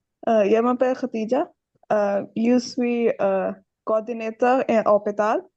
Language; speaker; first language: French; non-native, learner; Urdu